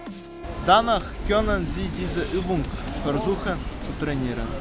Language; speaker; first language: German; non-native, learner; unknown